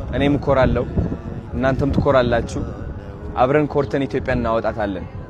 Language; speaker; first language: Amharic; non-native, local second language; Tigrinya